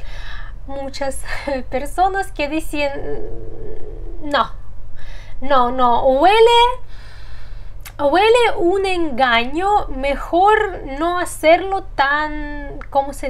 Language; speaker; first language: Spanish; non-native, fluent; Russian